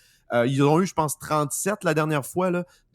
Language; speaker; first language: French; native; French